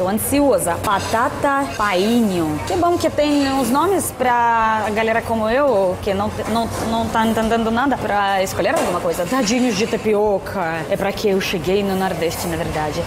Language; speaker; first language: Portuguese; non-native, fluent; Russian